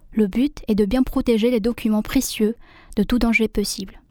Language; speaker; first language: French; non-native, fluent; Vietnamese